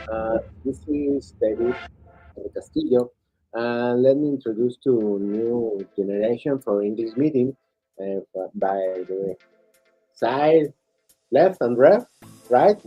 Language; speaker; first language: English; non-native, learner; Spanish